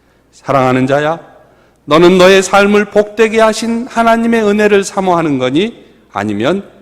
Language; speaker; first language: Korean; native; Korean